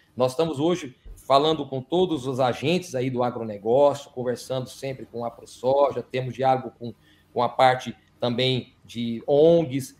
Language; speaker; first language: Portuguese; native; Portuguese